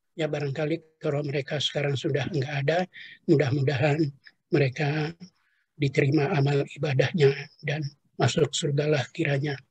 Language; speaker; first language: Indonesian; non-native, local second language; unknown